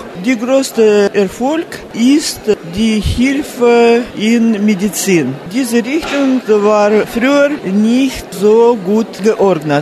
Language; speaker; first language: German; non-native, fluent; Russian